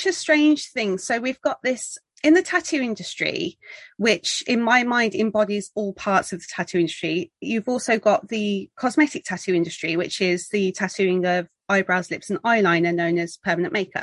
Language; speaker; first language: English; native; English